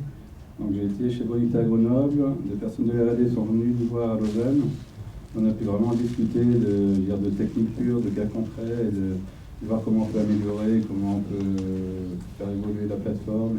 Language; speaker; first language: French; native; French